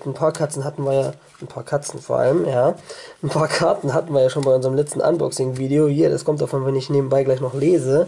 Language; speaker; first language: German; native; German